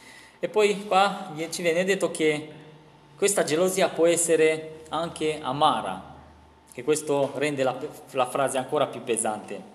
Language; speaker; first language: Italian; non-native, fluent; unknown